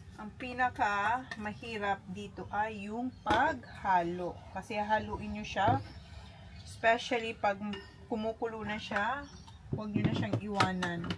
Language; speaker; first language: Filipino; non-native, local second language; Bikol